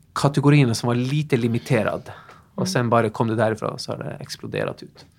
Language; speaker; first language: Swedish; non-native, fluent; Norwegian